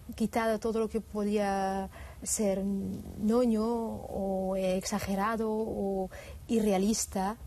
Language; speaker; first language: Spanish; non-native, fluent; Swiss German